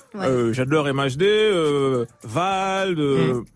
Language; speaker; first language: French; native; French